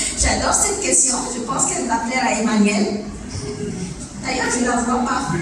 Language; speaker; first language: French; non-native, local second language; Fula